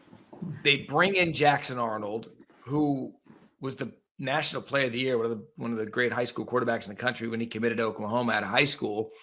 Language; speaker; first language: English; native; English